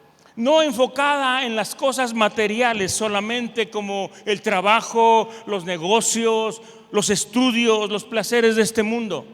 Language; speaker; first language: Spanish; native; Spanish